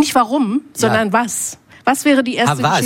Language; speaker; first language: German; native; German